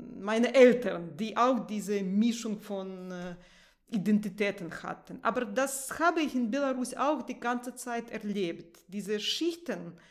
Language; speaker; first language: German; non-native, fluent; Russian